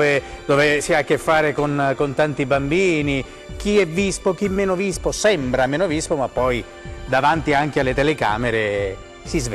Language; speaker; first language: Italian; native; Italian